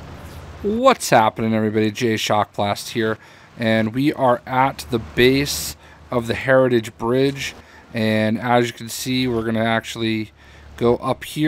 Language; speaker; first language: English; native; English